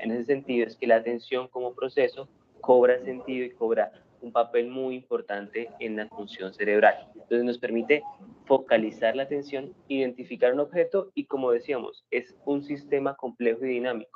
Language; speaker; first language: Spanish; native; Spanish